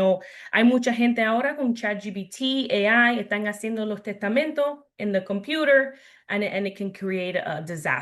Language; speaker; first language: Spanish; early bilingual, heritage; English